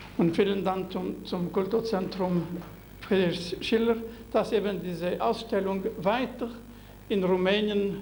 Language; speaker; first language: German; non-native, local second language; French